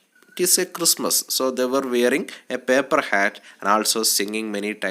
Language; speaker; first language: English; non-native, local second language; Malayalam